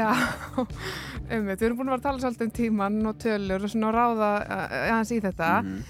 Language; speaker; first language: Icelandic; native; Icelandic